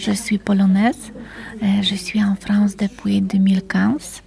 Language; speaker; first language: French; non-native, learner; Polish